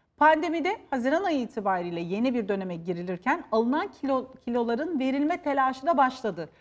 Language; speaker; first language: Turkish; native; Turkish